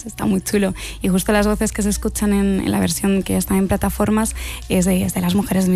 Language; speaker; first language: Spanish; native; Spanish